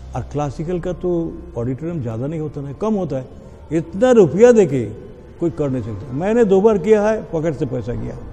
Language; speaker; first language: Hindi; non-native, local second language; Bangla